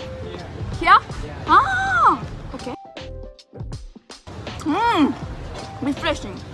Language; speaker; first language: English; non-native, learner; Korean